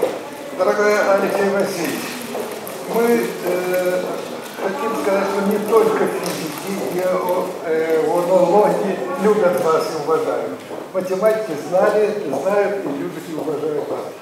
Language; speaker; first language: Russian; non-native, local second language; Romanian